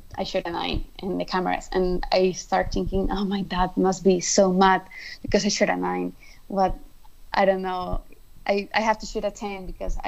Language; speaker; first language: English; non-native, fluent; Spanish